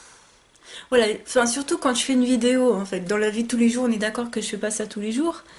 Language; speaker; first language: French; native; French